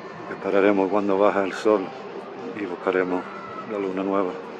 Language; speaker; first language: Spanish; early bilingual, heritage; Spanish